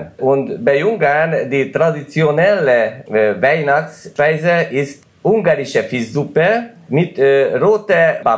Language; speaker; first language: German; non-native, learner; Hungarian